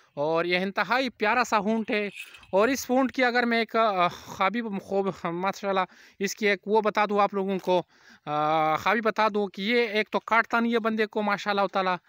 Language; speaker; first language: Urdu; non-native, local second language; Pashto